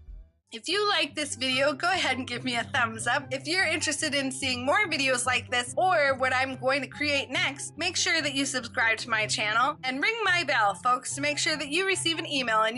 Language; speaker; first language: English; native; English